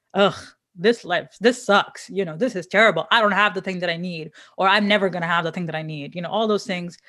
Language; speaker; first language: English; non-native, local second language; Hindi